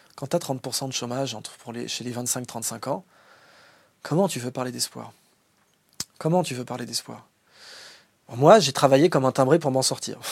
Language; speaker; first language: French; native; French